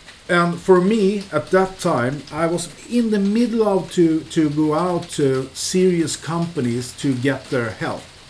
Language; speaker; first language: English; non-native, fluent; Swedish